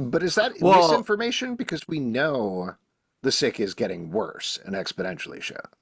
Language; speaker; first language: English; native; English